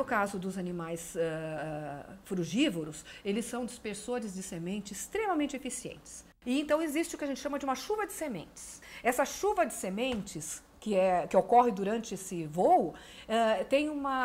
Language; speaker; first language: Portuguese; native; Portuguese